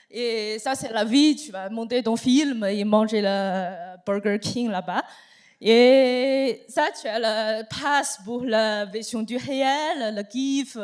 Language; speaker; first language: French; non-native, learner; Chinese